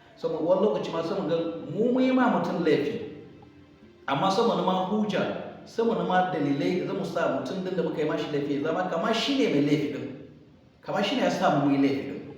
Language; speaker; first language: Hausa; non-native, local second language; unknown